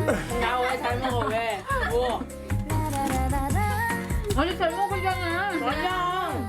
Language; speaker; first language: Korean; non-native, learner; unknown